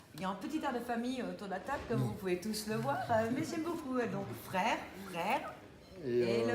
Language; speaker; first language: French; native; French